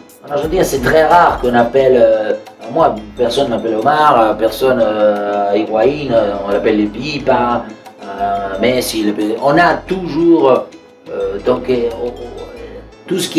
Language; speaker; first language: French; non-native, fluent; Spanish